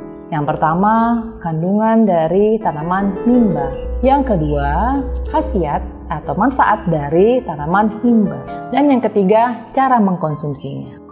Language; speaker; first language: Indonesian; native; Indonesian